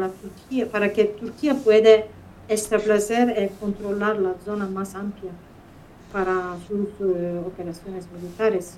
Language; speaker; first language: Spanish; non-native, fluent; Kurdish